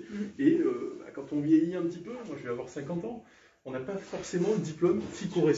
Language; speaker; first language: French; native; French